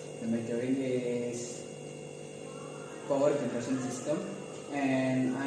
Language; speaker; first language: English; non-native, learner; Indonesian